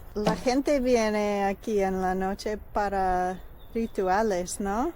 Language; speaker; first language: Spanish; non-native, learner; English